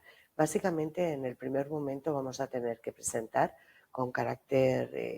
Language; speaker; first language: Spanish; native; Spanish